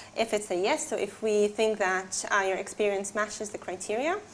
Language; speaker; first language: English; non-native, fluent; Polish